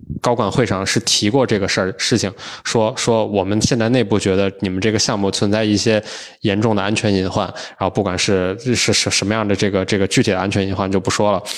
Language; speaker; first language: Chinese; native; Chinese